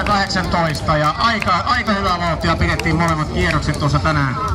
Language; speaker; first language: Finnish; native; Finnish